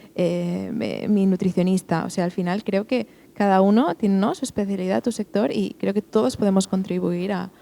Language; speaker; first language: Spanish; non-native, local second language; Catalan